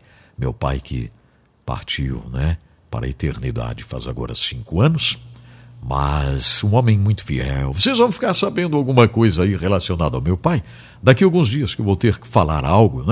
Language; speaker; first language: Portuguese; native; Portuguese